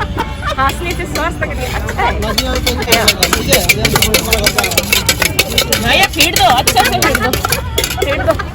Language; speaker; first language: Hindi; non-native, local second language; Nepali